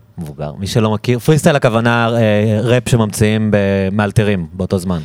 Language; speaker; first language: Hebrew; native; Hebrew